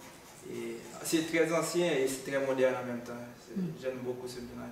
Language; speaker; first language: French; non-native, local second language; Haitian Creole